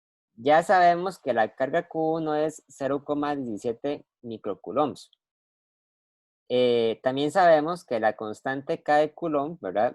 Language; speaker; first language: Spanish; native; Spanish